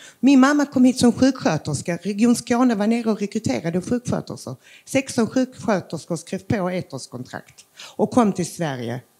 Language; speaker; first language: Swedish; early bilingual, other home language; Macedonian